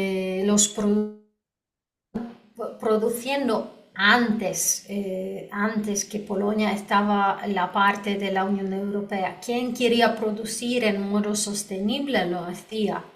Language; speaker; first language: Spanish; non-native, learner; Polish